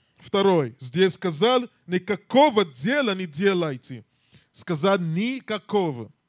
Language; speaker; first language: Russian; non-native, learner; English